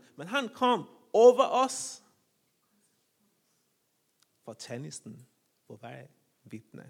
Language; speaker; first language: Norwegian; non-native, fluent; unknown